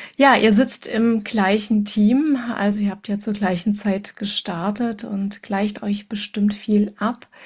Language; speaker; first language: German; native; German